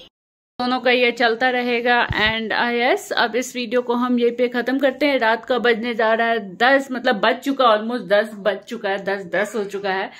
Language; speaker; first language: Hindi; native; Hindi